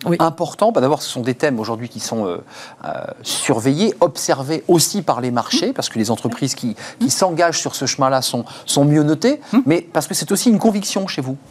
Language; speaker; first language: French; native; French